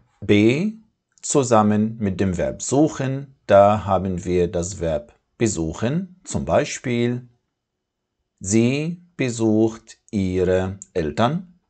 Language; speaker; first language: German; non-native, fluent; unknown